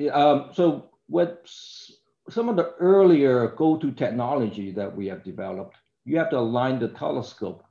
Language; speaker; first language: English; non-native, local second language; Cantonese